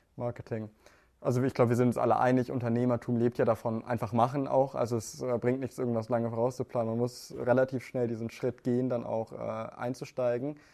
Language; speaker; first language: German; native; German